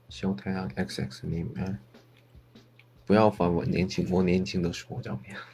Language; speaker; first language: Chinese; non-native, learner; Korean